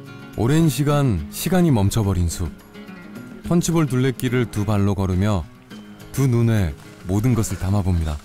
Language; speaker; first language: Korean; native; Korean